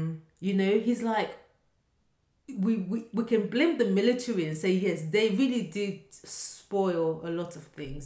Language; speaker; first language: English; non-native, local second language; Yoruba